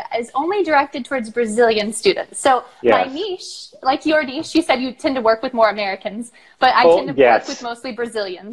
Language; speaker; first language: English; native; English